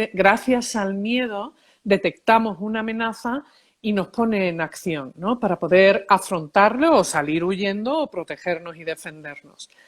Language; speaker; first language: Spanish; early bilingual, heritage; Spanish